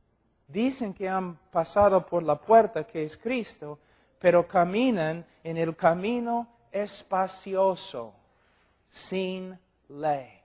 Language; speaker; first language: Spanish; non-native, fluent; English